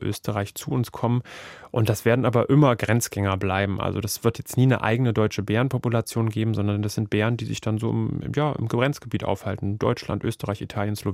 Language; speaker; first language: German; native; German